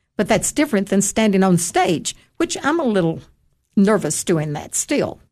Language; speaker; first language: English; native; English